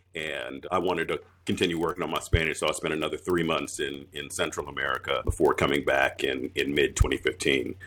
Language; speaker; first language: English; native; English